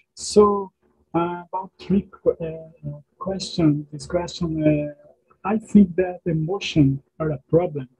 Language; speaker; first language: English; non-native, learner; Portuguese